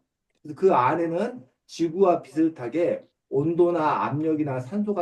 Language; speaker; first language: Korean; native; Korean